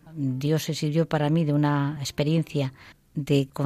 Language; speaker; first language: Spanish; native; Spanish